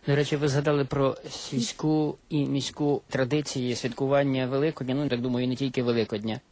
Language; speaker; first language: Ukrainian; native; Ukrainian